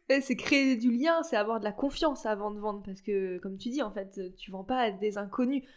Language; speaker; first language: French; native; French